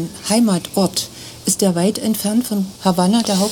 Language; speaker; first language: German; native; German